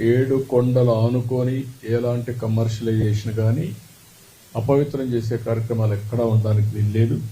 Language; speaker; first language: Telugu; native; Telugu